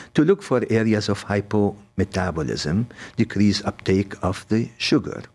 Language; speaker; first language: English; non-native, fluent; Arabic